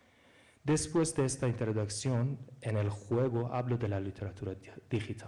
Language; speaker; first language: Spanish; non-native, fluent; Persian